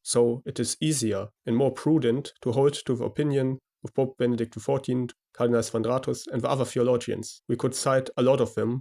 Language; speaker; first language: English; non-native, fluent; German